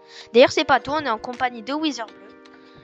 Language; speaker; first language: French; native; French